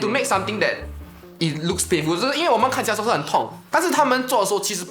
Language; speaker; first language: Chinese; non-native, local second language; English